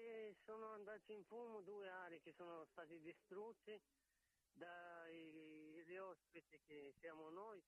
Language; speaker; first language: Italian; non-native, fluent; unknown